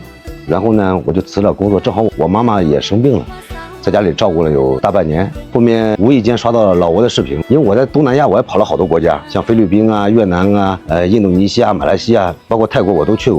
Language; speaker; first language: Chinese; native; Chinese